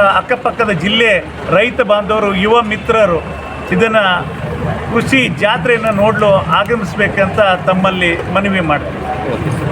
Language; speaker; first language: Kannada; native; Kannada